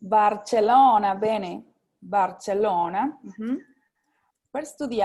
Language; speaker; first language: Italian; non-native, fluent; Spanish